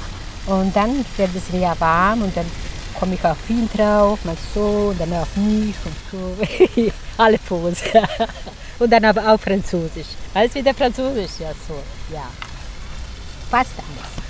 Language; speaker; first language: German; non-native, learner; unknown